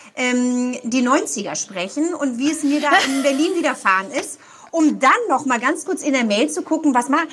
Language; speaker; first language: German; native; German